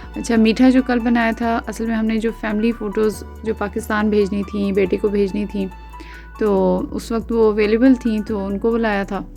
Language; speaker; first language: Urdu; native; Urdu